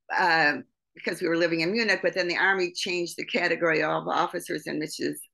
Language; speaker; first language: English; native; English